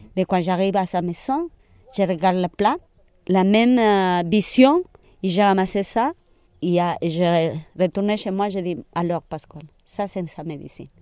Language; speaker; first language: French; non-native, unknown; Spanish